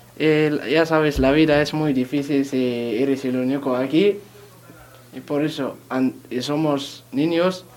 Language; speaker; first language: Spanish; non-native, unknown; Berber languages